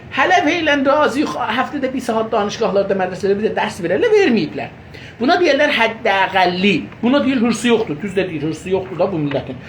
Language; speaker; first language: Azerbaijani; native; Azerbaijani